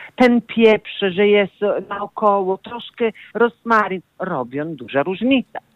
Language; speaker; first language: Polish; non-native, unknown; Italian